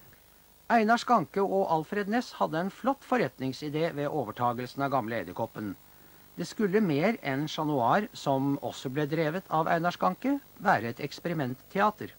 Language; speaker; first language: Norwegian; native; Norwegian